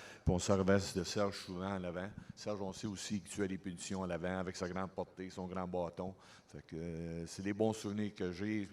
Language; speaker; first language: French; native; French